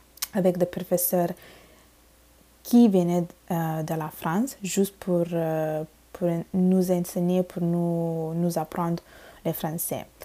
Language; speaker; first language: French; non-native, fluent; Bangla